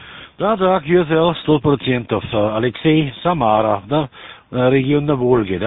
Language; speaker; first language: Russian; non-native, learner; German